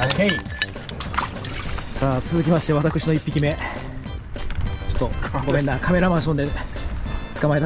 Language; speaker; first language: Japanese; native; Japanese